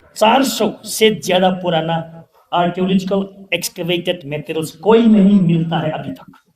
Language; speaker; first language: Hindi; non-native, local second language; Thado Chin